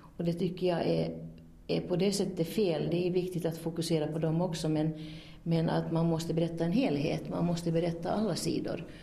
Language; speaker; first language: Swedish; native; Swedish